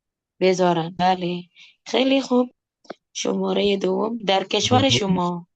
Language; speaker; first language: Persian; non-native, fluent; Indonesian